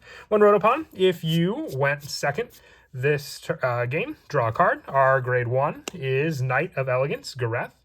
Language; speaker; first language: English; native; English